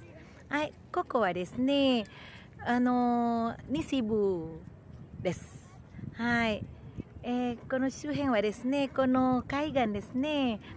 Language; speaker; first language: Japanese; non-native, learner; Indonesian